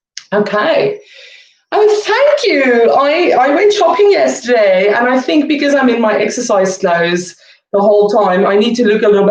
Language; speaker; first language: English; native; English